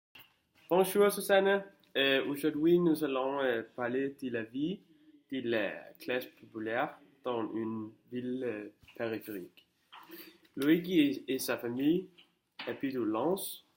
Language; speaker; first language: French; non-native, learner; Danish